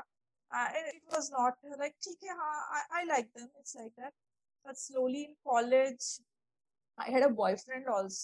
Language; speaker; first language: English; non-native, local second language; Bangla